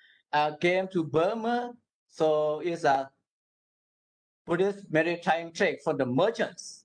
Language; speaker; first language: English; non-native, learner; Burmese